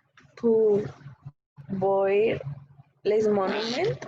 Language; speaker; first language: French; non-native, learner; Spanish